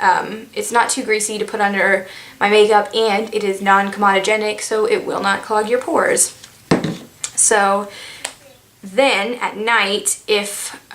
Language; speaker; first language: English; native; English